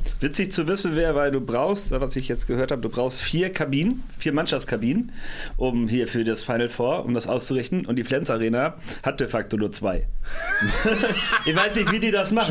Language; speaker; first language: German; native; German